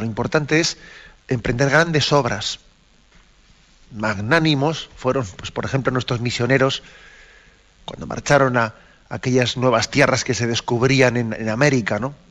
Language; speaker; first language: Spanish; native; Spanish